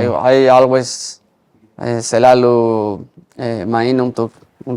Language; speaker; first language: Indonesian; non-native, learner; Spanish